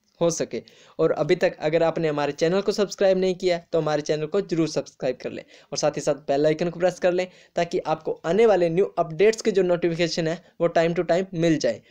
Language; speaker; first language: Hindi; native; Hindi